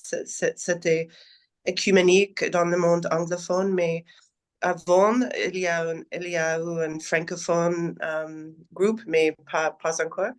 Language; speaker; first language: French; non-native, learner; English